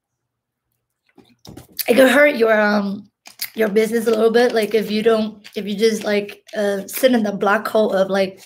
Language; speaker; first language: English; early bilingual, other home language; Hmong